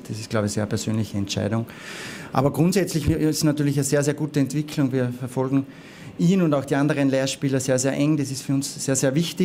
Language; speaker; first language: German; native; German